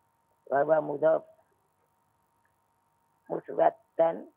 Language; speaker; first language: Arabic; non-native, learner; Indonesian